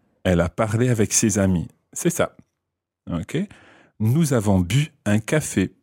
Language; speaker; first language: French; non-native, fluent; English